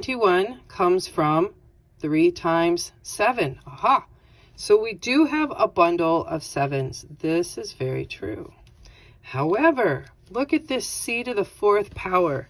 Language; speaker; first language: English; native; English